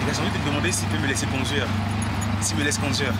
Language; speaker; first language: French; native; French